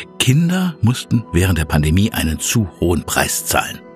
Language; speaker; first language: German; native; German